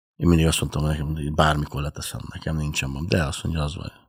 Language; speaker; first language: Hungarian; native; Hungarian